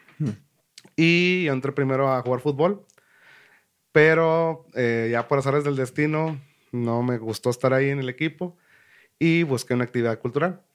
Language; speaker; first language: Spanish; native; Spanish